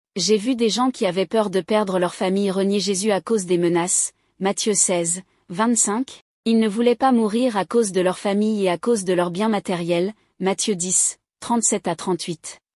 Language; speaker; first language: French; non-native, local second language; Rundi